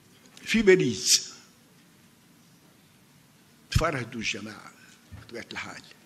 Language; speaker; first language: Arabic; native; Arabic